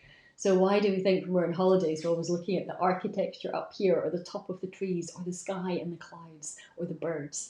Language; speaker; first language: English; native; English